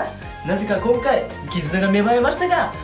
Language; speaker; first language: Japanese; native; Japanese